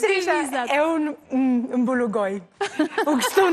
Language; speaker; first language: Albanian; non-native, learner; Portuguese